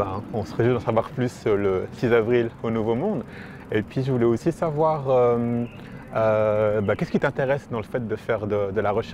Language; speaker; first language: French; native; French